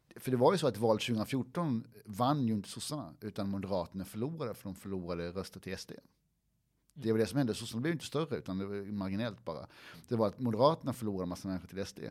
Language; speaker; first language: Swedish; native; Swedish